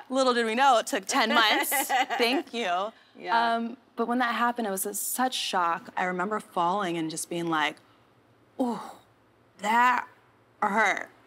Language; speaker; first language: English; native; English